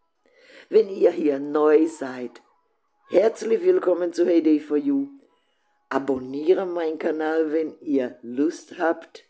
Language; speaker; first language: German; non-native, fluent; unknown